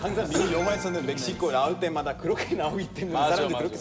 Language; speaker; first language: Korean; non-native, fluent; Spanish